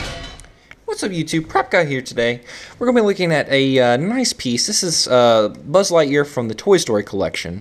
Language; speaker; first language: English; native; English